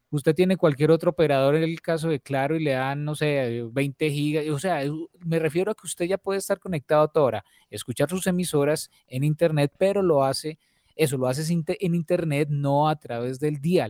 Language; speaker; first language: Spanish; native; Spanish